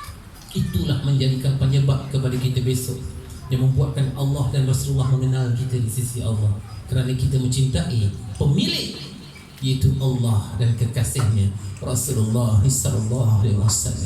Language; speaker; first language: Malay; native; Malay